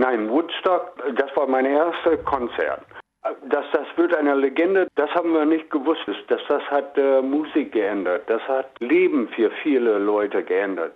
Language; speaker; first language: German; non-native, fluent; English